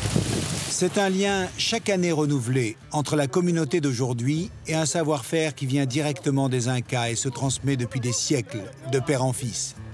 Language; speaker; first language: French; native; French